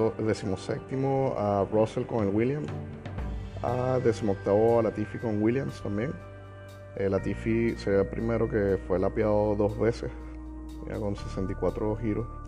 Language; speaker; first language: Spanish; native; Spanish